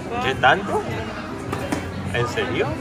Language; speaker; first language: Spanish; non-native, learner; Korean